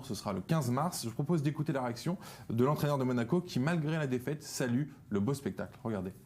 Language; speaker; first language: French; native; French